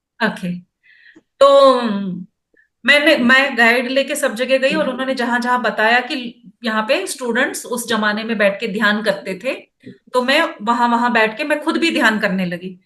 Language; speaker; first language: Hindi; non-native, local second language; Kannada